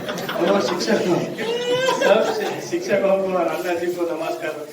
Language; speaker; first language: Hindi; non-native, local second language; Telugu